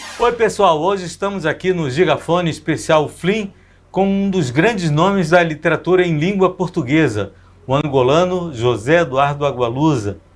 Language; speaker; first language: Portuguese; native; Portuguese